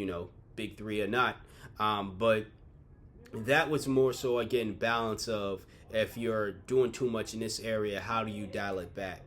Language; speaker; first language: English; native; English